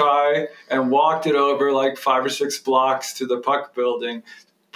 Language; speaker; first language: English; native; English